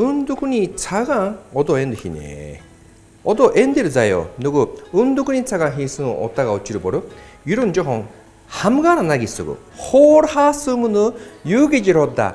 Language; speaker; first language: Mongolian; non-native, fluent; Japanese